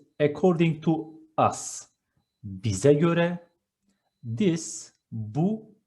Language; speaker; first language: English; non-native, fluent; Turkish